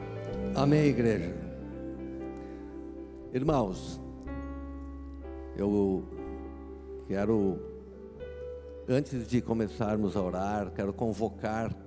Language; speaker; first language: Portuguese; native; Portuguese